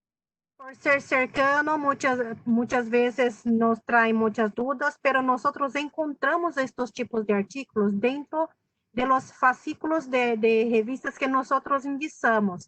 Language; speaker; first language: Spanish; non-native, fluent; Portuguese